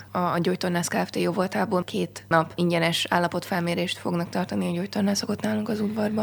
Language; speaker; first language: Hungarian; native; Hungarian